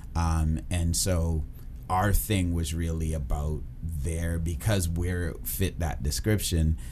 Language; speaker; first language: English; early bilingual, other home language; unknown